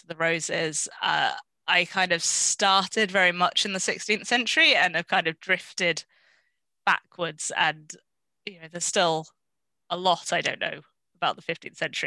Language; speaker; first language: English; native; English